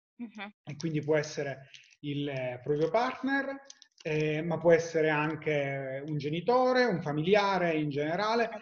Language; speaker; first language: Italian; native; Italian